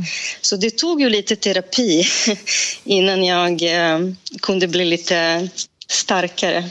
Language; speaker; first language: Swedish; non-native, fluent; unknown